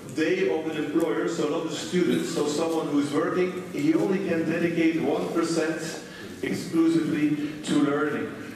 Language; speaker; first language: English; non-native, fluent; Dutch